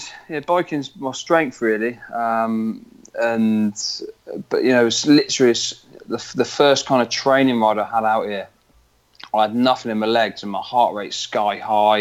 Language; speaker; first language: English; native; English